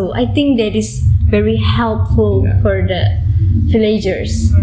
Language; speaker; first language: English; non-native, learner; Indonesian